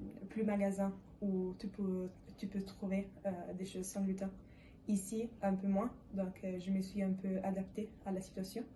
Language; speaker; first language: French; non-native, learner; Italian